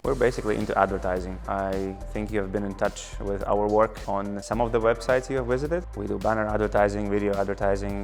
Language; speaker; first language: English; non-native, fluent; Latvian